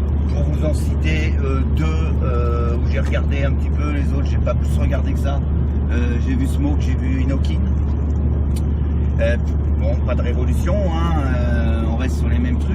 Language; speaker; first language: French; native; French